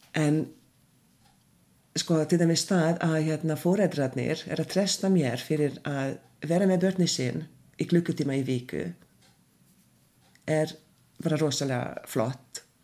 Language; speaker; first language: Icelandic; non-native, learner; Hungarian